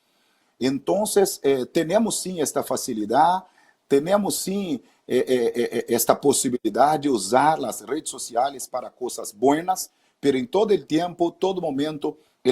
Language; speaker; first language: Spanish; non-native, fluent; Portuguese